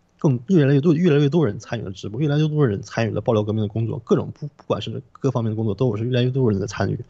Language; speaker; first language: Chinese; non-native, local second language; Korean